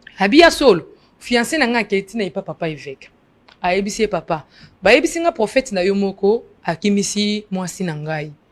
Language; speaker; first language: Lingala; non-native, local second language; Luba-Lulua